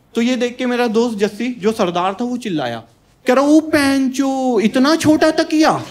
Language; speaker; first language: Hindi; native; Hindi